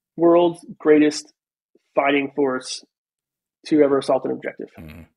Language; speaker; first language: English; native; English